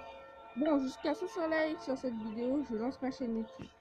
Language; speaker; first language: French; native; French